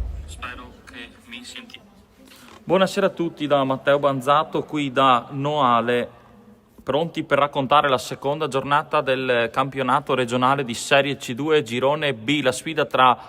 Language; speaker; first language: Italian; native; Italian